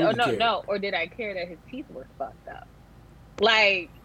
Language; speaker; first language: English; native; English